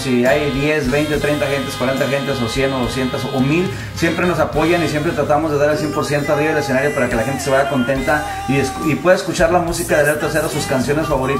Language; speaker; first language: Spanish; native; Spanish